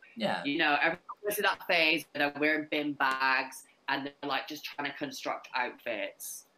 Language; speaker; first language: English; native; English